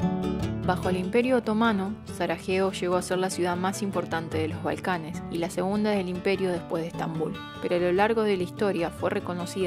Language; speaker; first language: Spanish; native; Spanish